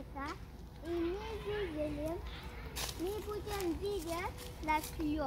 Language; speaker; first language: Russian; early bilingual, heritage; Russian